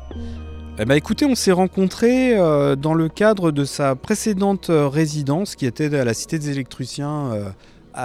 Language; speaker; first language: French; native; French